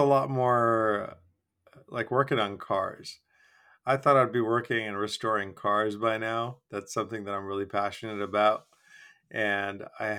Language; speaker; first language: English; non-native, local second language; Bangla